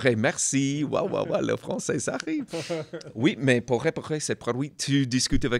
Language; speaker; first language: French; non-native, learner; English